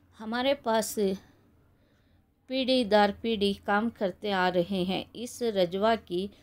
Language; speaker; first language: Hindi; non-native, local second language; Kannada